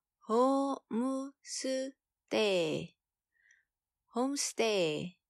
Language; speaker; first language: Japanese; non-native, fluent; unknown